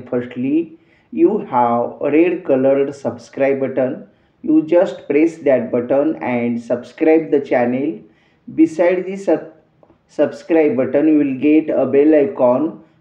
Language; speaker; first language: English; non-native, local second language; Marathi